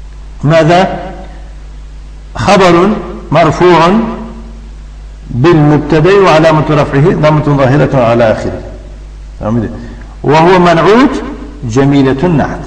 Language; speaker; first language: Arabic; non-native, fluent; Tajik